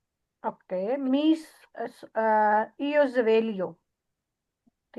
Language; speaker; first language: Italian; non-native, learner; Urdu